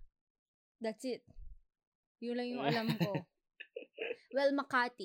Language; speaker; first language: English; non-native, local second language; Filipino